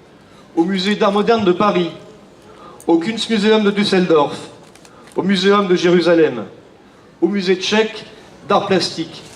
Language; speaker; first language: French; native; French